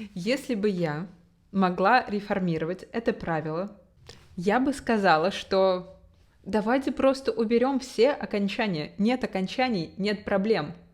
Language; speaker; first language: Russian; native; Russian